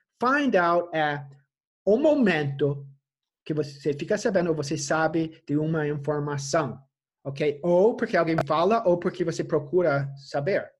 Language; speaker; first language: Portuguese; non-native, fluent; English